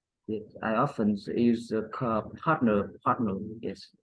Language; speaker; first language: English; non-native, learner; Vietnamese